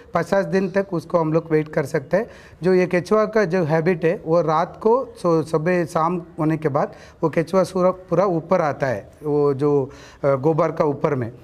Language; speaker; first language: Hindi; non-native, local second language; Kannada